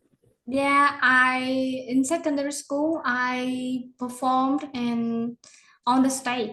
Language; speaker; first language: English; non-native, learner; Vietnamese